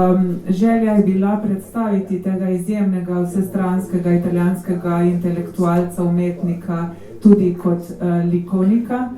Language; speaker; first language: Slovenian; native; Slovenian